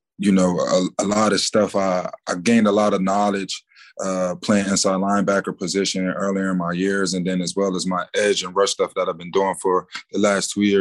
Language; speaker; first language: English; native; English